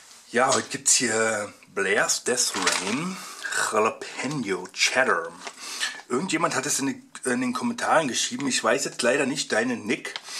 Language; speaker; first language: German; native; German